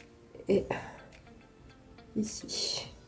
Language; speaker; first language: French; native; French